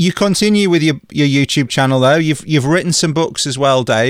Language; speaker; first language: English; native; English